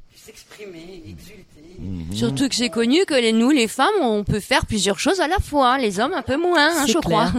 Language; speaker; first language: French; native; French